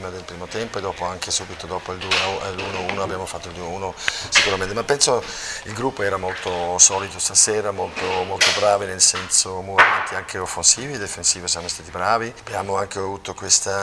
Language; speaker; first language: Italian; non-native, local second language; German